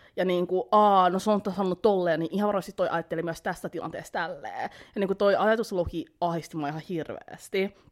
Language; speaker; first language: Finnish; early bilingual, heritage; Finnish